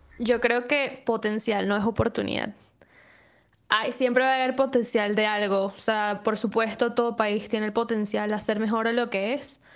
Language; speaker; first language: Spanish; native; Spanish